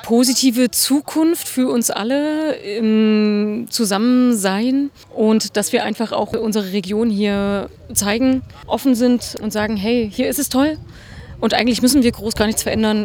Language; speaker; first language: German; native; German